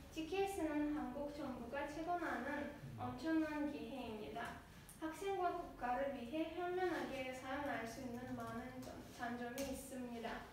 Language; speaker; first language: Korean; non-native, learner; Azerbaijani